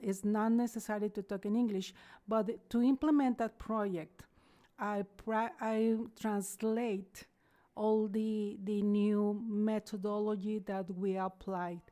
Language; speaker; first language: English; non-native, learner; Spanish